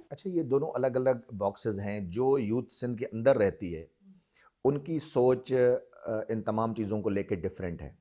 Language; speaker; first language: Urdu; non-native, local second language; Sindhi